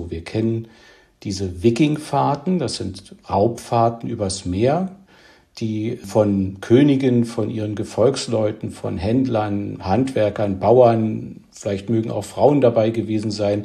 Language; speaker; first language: German; native; German